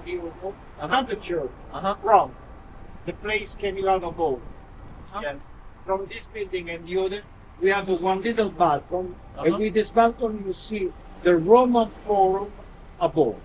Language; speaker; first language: English; non-native, learner; Italian